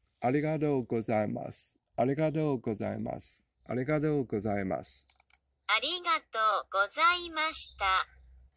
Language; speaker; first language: Japanese; non-native, learner; Chinese